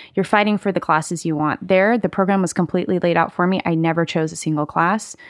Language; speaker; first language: English; native; English